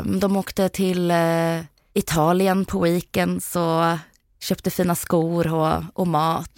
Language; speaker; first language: Swedish; early bilingual, other home language; Bosnian